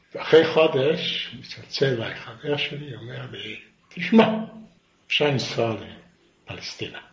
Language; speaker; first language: Hebrew; non-native, fluent; Yiddish